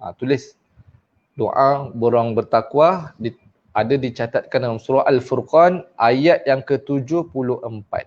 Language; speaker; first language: Malay; native; Malay